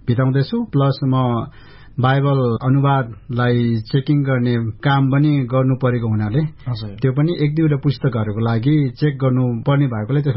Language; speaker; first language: Nepali; non-native, local second language; Eastern Tamang